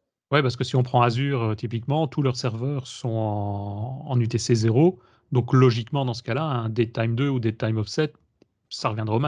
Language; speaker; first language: French; native; French